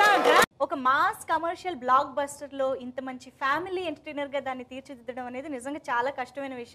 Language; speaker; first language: Telugu; native; Telugu